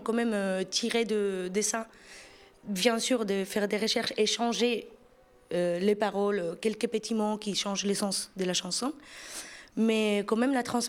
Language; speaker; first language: French; non-native, fluent; Spanish